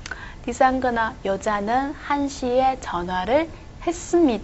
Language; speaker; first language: Korean; non-native, fluent; Chinese